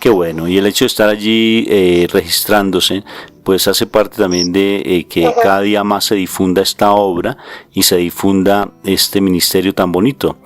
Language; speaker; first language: Spanish; native; Spanish